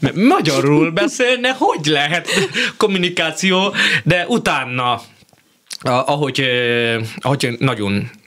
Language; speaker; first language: Hungarian; non-native, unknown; Vietnamese